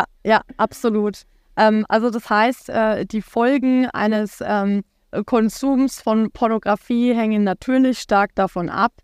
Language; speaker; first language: German; native; German